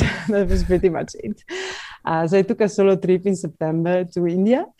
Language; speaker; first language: English; non-native, fluent; Italian